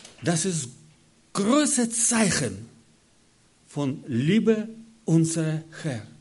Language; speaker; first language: German; non-native, learner; Russian